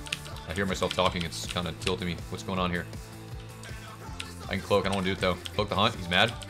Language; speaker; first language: English; native; English